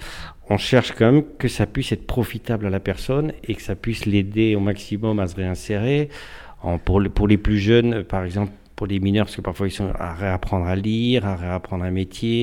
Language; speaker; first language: French; native; French